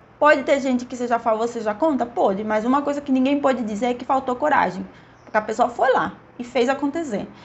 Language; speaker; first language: Portuguese; non-native, fluent; Spanish